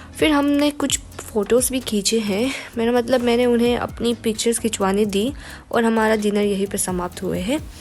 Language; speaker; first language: Hindi; non-native, local second language; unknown